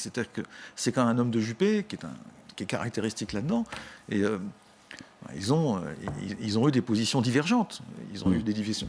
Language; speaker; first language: French; native; French